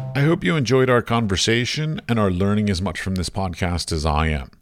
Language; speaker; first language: English; native; English